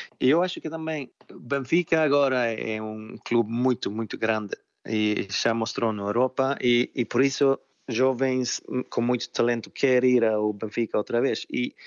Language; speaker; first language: Portuguese; non-native, fluent; Swedish